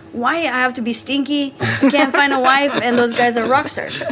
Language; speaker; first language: English; non-native, fluent; Italian